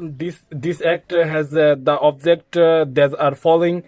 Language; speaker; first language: English; non-native, learner; Bangla